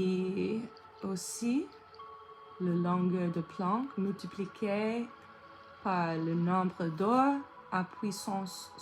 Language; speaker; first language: French; non-native, learner; English